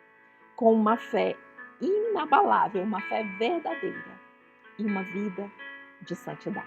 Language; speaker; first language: Portuguese; native; Portuguese